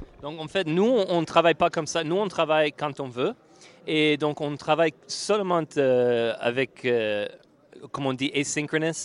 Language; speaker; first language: French; non-native, fluent; English